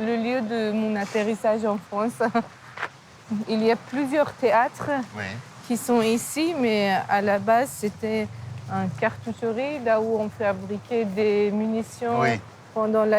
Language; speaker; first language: French; non-native, fluent; Persian